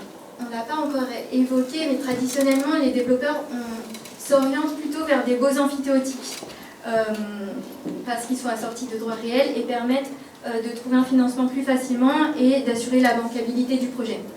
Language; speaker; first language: French; native; French